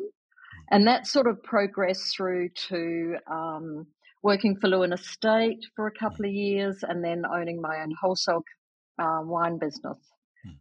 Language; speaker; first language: English; native; English